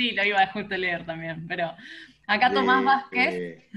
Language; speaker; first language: Spanish; native; Spanish